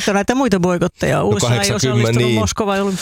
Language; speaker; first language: Finnish; native; Finnish